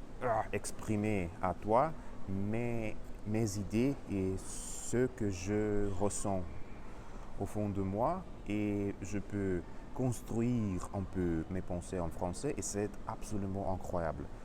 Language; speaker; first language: French; non-native, learner; Russian